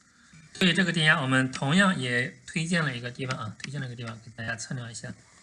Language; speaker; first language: Chinese; native; Chinese